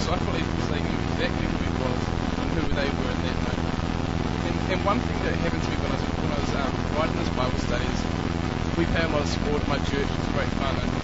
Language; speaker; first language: English; native; English